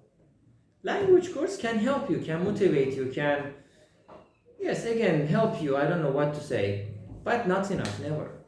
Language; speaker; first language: English; non-native, fluent; Persian